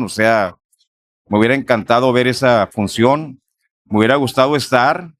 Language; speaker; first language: Spanish; native; Spanish